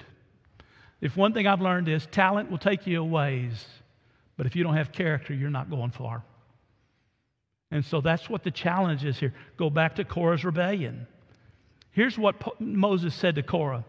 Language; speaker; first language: English; native; English